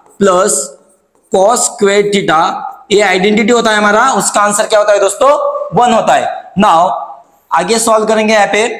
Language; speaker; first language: Hindi; non-native, local second language; Marathi